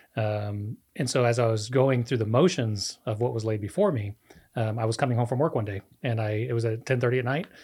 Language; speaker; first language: English; non-native, fluent; Spanish